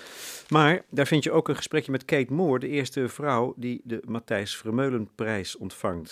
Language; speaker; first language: Dutch; native; Dutch